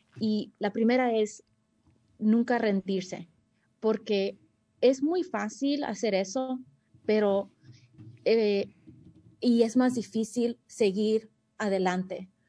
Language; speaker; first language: Spanish; early bilingual, heritage; Spanish